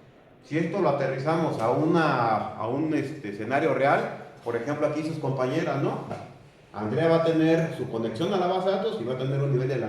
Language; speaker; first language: Spanish; native; Spanish